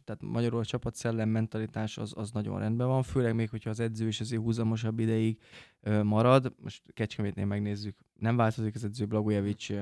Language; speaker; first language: Hungarian; native; Hungarian